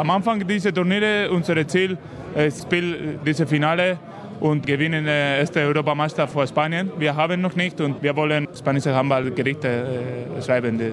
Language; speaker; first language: German; non-native, learner; Spanish